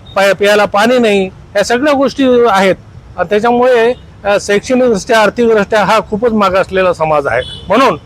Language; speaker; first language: Marathi; non-native, local second language; Lambadi